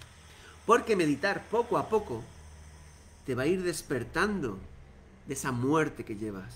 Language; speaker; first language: Spanish; native; Spanish